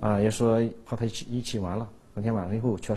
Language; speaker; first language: Chinese; native; Chinese